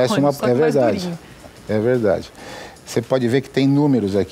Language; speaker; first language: Portuguese; native; Portuguese